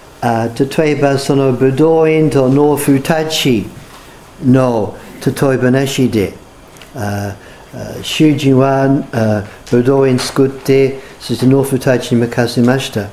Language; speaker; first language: Japanese; non-native, fluent; English